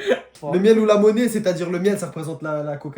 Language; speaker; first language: French; native; French